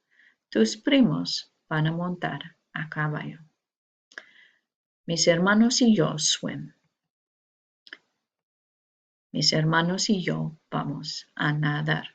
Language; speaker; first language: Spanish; non-native, learner; English